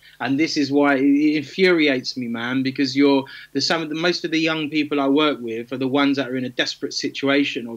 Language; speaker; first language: English; native; English